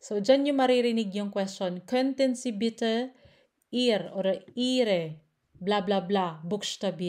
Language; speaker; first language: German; non-native, learner; Filipino